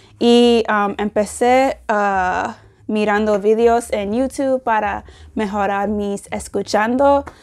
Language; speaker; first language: Spanish; non-native, learner; English